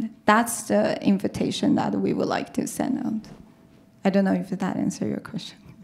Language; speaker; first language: English; non-native, fluent; Chinese